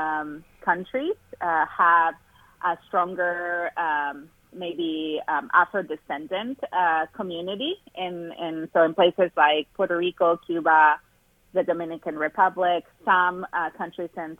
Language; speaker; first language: English; non-native, fluent; Spanish